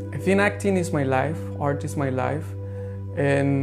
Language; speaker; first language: English; non-native, fluent; Spanish